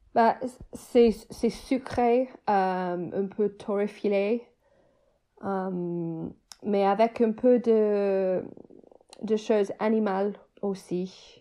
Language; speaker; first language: French; non-native, fluent; English